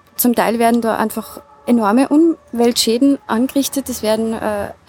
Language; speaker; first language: German; native; German